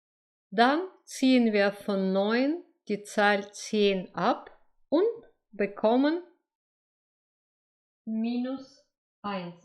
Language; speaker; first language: German; non-native, fluent; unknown